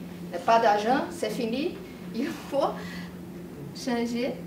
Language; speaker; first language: French; non-native, learner; Portuguese